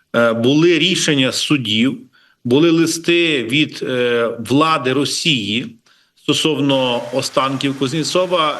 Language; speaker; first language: Ukrainian; native; Ukrainian